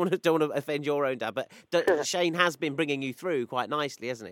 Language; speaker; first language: English; native; English